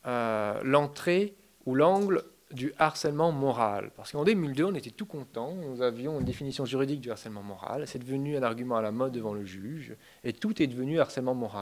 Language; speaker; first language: French; native; French